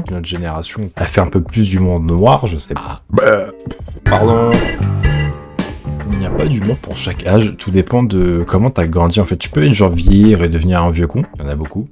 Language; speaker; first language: French; native; French